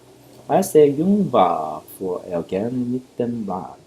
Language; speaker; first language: German; non-native, fluent; Korean